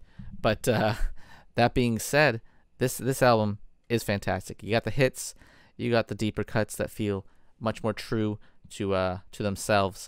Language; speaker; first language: English; native; English